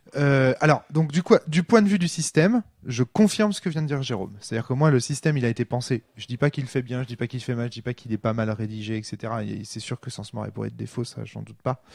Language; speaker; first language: French; native; French